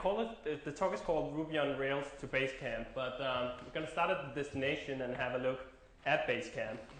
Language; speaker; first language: English; non-native, fluent; Danish